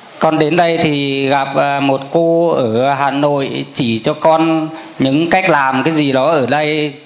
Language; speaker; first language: Vietnamese; non-native, local second language; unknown